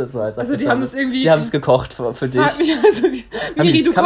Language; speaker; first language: German; native; German